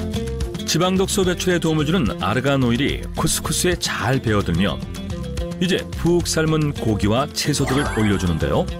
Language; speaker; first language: Korean; native; Korean